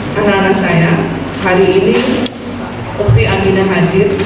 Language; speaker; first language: Indonesian; native; Indonesian